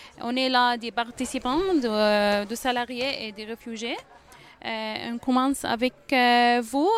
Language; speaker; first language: French; non-native, fluent; Arabic